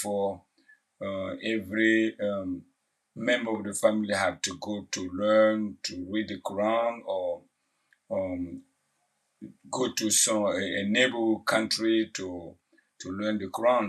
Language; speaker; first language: English; non-native, fluent; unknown